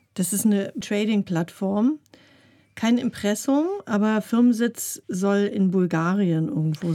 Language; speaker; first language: German; native; German